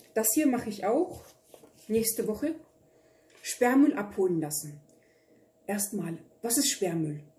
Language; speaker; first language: German; early bilingual, other home language; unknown